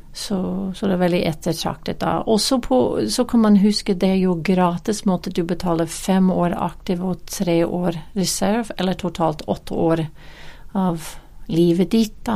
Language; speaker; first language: Norwegian; non-native, fluent; English